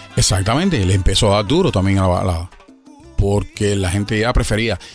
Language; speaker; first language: Spanish; native; Spanish